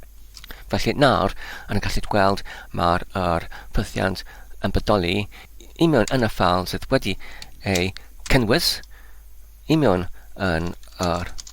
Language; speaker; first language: Welsh; non-native, learner; English